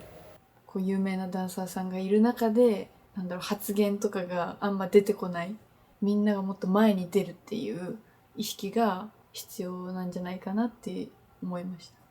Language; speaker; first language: Japanese; native; Japanese